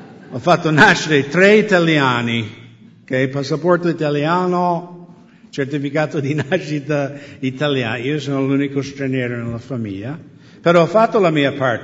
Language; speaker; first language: Italian; non-native, fluent; English